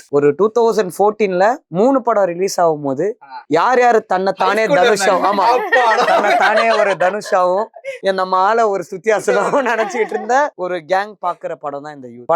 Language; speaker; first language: Tamil; native; Tamil